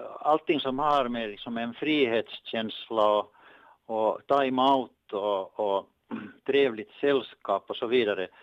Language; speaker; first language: Swedish; native; Swedish